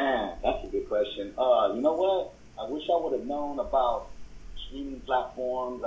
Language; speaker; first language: English; early bilingual, other home language; Spanish